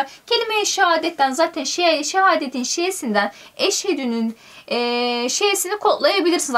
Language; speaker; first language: Turkish; native; Turkish